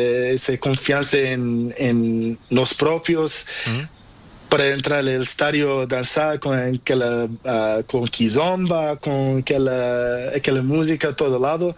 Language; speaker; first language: Spanish; non-native, learner; Portuguese